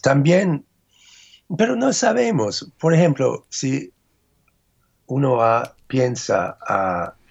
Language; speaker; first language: Spanish; non-native, fluent; English